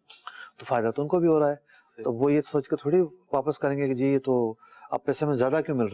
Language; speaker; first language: Urdu; native; Urdu